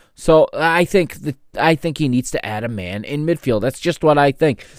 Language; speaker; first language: English; native; English